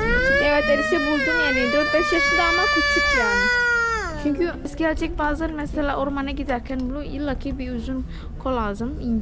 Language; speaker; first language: Turkish; non-native, learner; Indonesian